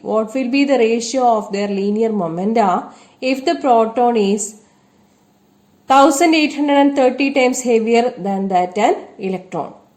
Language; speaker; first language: English; non-native, local second language; Malayalam